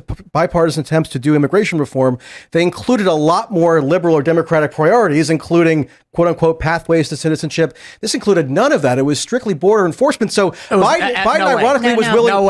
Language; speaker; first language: English; native; English